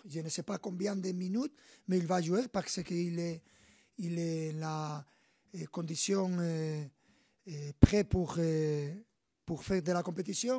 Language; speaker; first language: French; non-native, fluent; Spanish